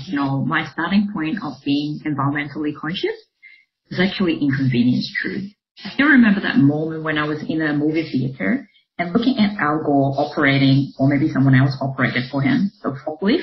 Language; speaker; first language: English; non-native, local second language; Cantonese